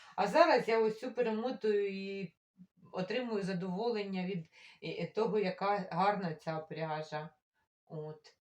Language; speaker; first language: Ukrainian; non-native, local second language; Russian